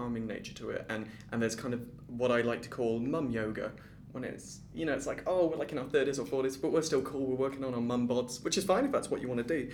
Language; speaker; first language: English; native; English